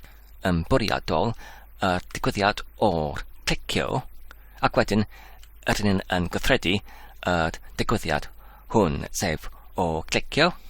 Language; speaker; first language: Welsh; non-native, learner; English